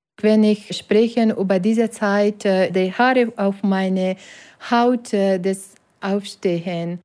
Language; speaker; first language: German; non-native, learner; Persian